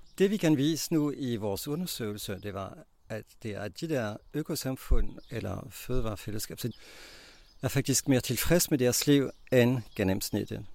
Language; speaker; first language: Danish; non-native, fluent; French